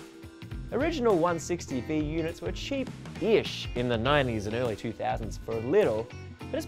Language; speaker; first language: English; native; English